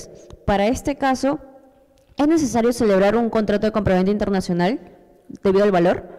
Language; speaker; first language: Spanish; native; Spanish